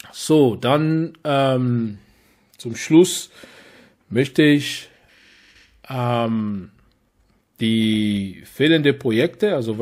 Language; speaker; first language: German; non-native, fluent; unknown